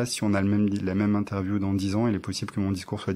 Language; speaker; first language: French; native; French